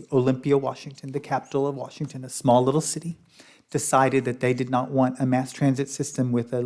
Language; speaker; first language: English; native; English